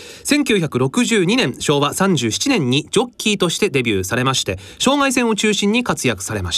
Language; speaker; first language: Japanese; native; Japanese